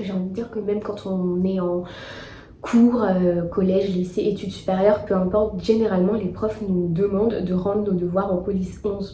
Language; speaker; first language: French; native; French